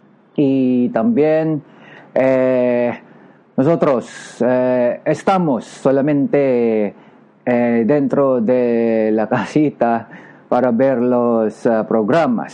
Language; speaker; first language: Spanish; non-native, learner; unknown